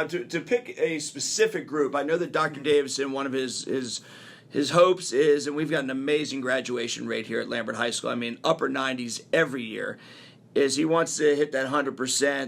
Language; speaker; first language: English; native; English